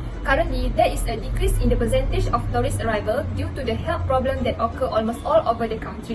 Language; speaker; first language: English; non-native, learner; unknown